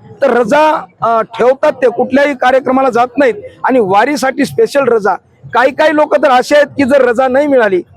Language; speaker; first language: Marathi; native; Marathi